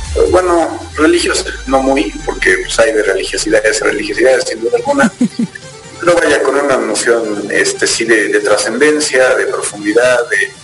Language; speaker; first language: Spanish; native; Spanish